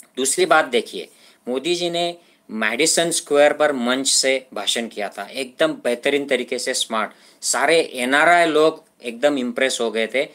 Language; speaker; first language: Hindi; non-native, local second language; Marathi